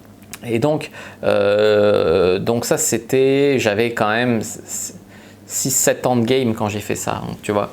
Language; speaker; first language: French; native; French